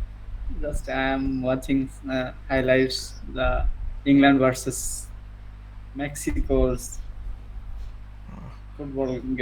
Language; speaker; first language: English; non-native, learner; Bangla